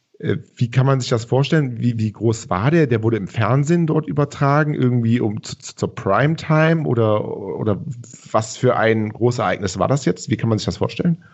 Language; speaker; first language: German; native; German